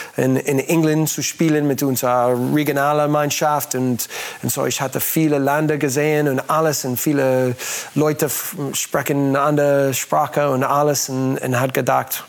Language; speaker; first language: German; non-native, learner; English